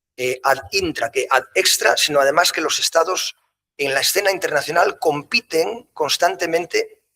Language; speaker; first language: Spanish; native; Spanish